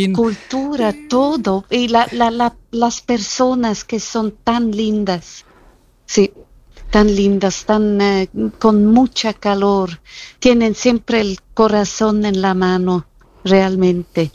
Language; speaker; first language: Spanish; non-native, fluent; German